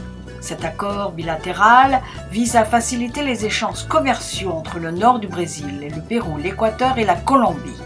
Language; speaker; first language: French; native; French